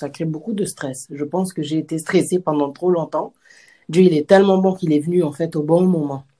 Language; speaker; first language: French; native; French